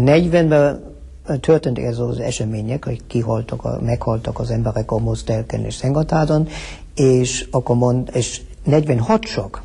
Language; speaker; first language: Hungarian; early bilingual, heritage; Hungarian